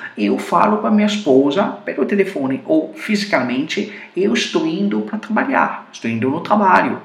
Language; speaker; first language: Portuguese; non-native, fluent; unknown